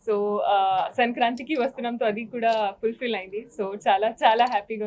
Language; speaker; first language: Telugu; non-native, learner; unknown